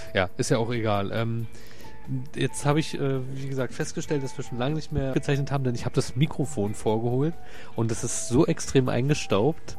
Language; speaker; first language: German; native; German